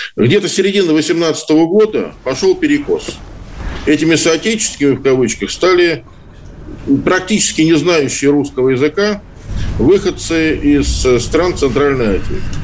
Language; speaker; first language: Russian; native; Russian